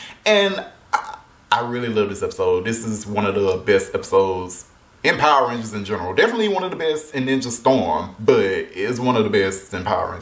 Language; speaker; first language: English; native; English